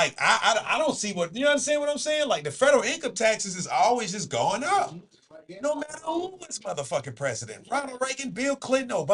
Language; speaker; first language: English; native; English